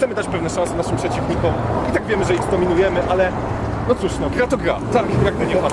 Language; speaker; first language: Polish; native; Polish